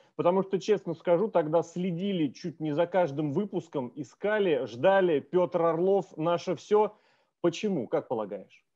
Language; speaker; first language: Russian; native; Russian